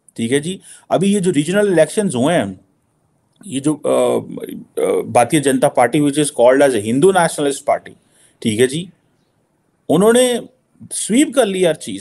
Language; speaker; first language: Urdu; native; Urdu